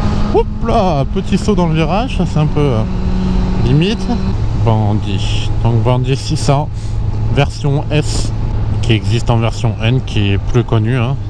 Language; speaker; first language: French; native; French